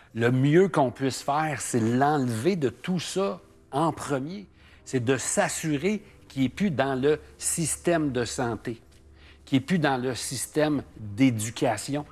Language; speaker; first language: French; native; French